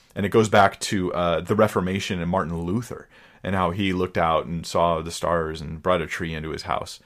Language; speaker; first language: English; native; English